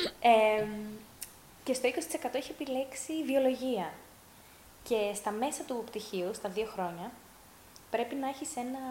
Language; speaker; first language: Greek; early bilingual, heritage; Greek